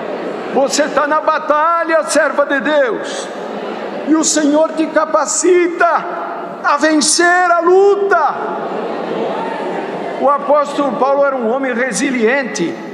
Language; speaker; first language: Portuguese; native; Portuguese